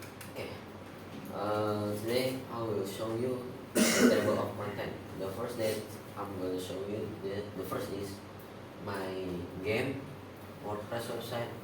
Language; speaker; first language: English; non-native, learner; Indonesian